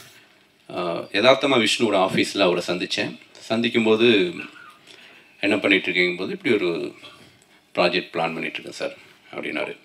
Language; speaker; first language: Tamil; native; Tamil